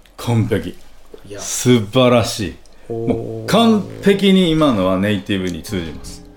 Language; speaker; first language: Japanese; native; Japanese